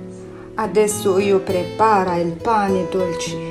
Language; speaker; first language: Italian; non-native, learner; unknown